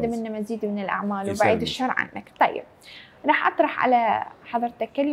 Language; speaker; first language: Arabic; native; Arabic